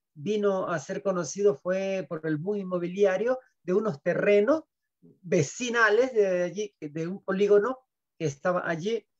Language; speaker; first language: Spanish; native; Spanish